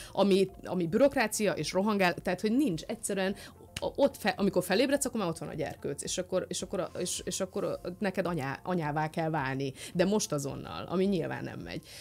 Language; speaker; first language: Hungarian; native; Hungarian